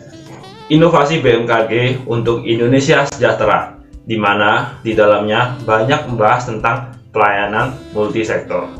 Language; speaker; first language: Indonesian; native; Indonesian